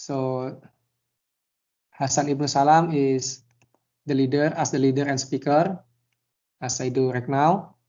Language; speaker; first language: English; non-native, learner; Indonesian